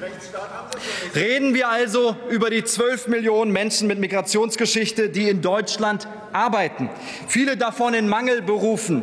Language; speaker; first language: German; early bilingual, other home language; Turkish